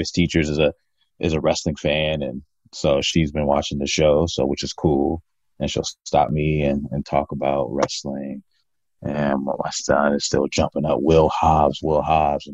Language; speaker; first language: English; native; English